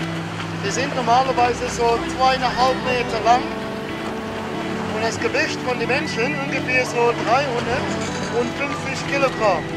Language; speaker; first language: German; non-native, fluent; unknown